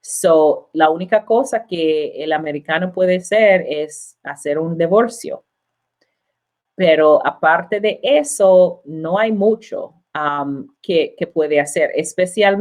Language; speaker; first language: Spanish; non-native, learner; English